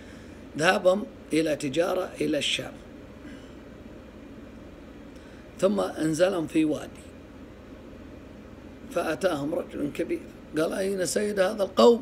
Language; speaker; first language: Arabic; native; Arabic